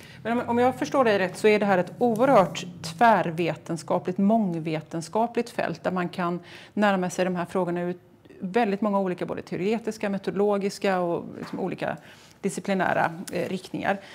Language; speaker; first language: Swedish; native; Swedish